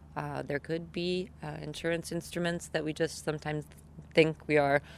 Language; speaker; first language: English; non-native, fluent; Italian